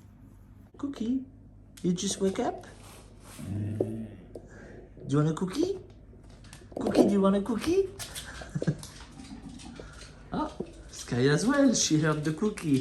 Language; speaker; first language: English; non-native, fluent; French